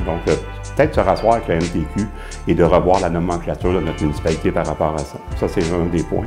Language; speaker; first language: French; native; French